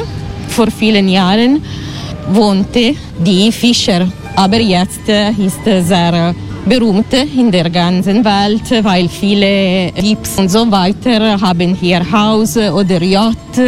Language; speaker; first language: German; non-native, learner; Italian